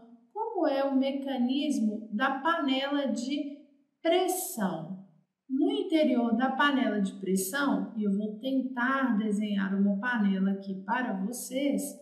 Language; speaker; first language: Portuguese; native; Portuguese